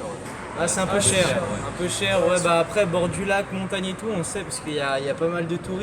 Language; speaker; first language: French; native; French